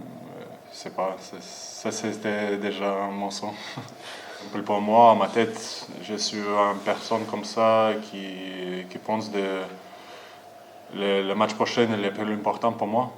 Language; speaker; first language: French; non-native, learner; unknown